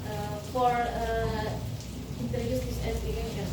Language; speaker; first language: English; non-native, learner; Indonesian